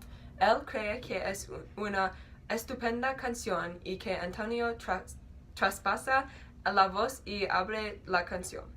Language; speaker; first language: Spanish; non-native, learner; English